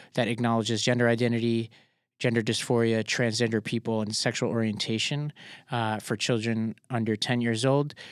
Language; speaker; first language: English; native; English